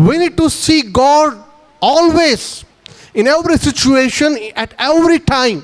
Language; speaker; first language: English; non-native, local second language; Telugu